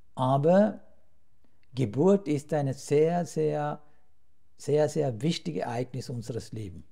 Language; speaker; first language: German; non-native, fluent; Sinhala